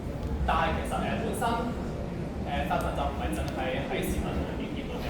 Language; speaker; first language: Cantonese; native; Cantonese